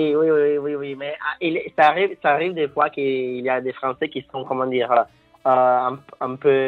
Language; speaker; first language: French; non-native, fluent; Italian